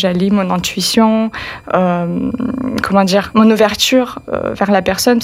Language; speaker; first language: French; non-native, fluent; Russian